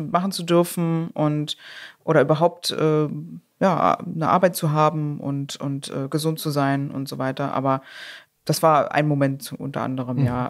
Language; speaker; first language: German; native; German